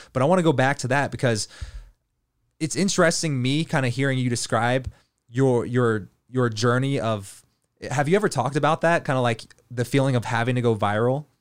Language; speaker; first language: English; native; English